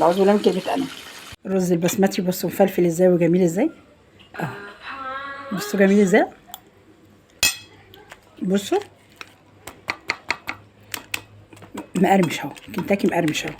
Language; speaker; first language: Arabic; native; Arabic